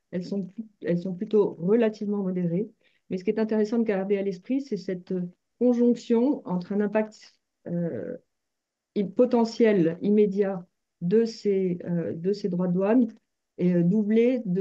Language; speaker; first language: French; native; French